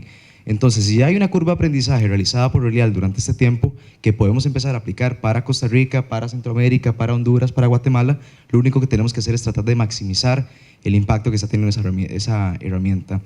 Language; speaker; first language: Spanish; native; Spanish